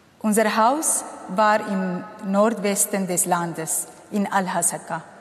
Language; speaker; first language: German; non-native, fluent; Kurdish